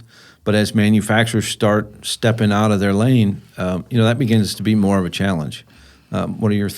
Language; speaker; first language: English; native; English